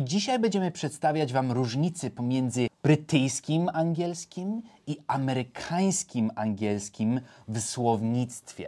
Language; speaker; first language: Polish; non-native, fluent; English